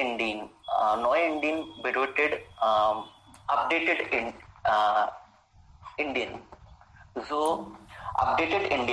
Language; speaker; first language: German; non-native, learner; Hindi